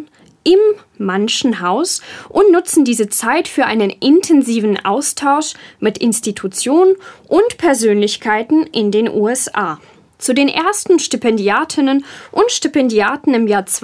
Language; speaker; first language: German; native; German